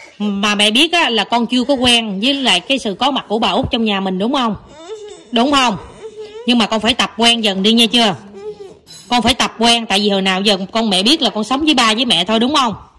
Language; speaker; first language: Vietnamese; native; Vietnamese